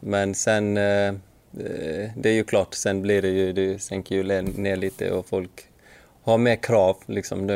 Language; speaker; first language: Swedish; non-native, fluent; Icelandic